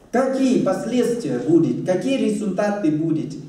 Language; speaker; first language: Russian; non-native, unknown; Thai